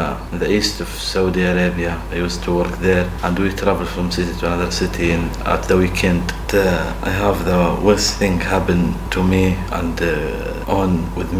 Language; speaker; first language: English; non-native, learner; Arabic